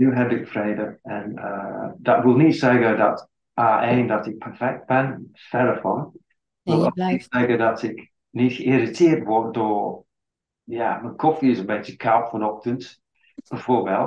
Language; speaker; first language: Dutch; non-native, fluent; English